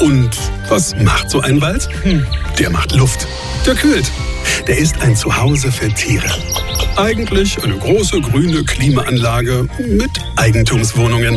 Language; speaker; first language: German; native; German